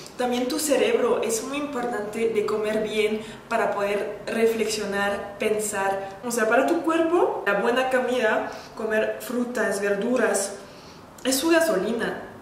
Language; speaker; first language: Spanish; non-native, fluent; French